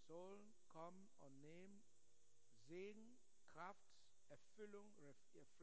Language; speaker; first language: German; non-native, learner; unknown